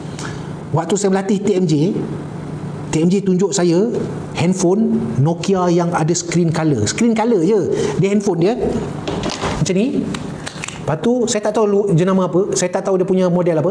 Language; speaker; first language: Malay; native; Malay